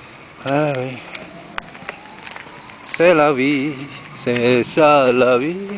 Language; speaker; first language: French; non-native, learner; Khmer